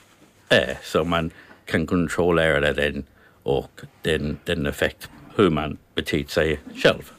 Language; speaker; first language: Swedish; non-native, learner; English